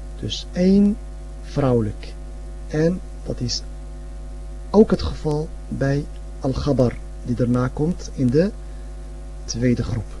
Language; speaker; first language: Dutch; early bilingual, other home language; Arabic